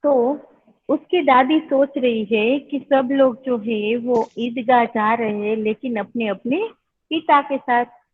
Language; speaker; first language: Hindi; non-native, local second language; Gujarati